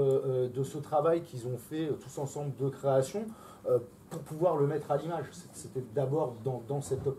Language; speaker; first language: French; native; French